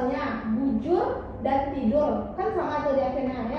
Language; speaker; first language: Indonesian; native; Indonesian